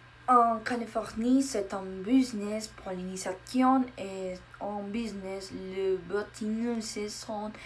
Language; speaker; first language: French; non-native, learner; Spanish